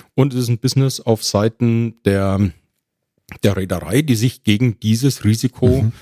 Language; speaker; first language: German; native; German